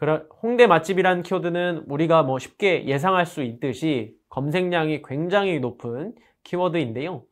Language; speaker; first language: Korean; native; Korean